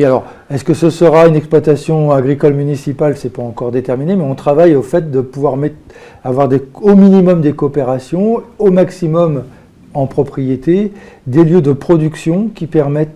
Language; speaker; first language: French; native; French